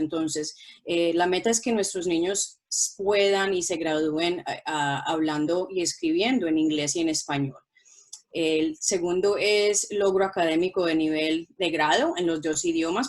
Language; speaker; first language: Spanish; non-native, local second language; English